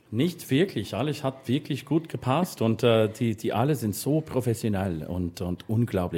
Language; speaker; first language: German; non-native, fluent; English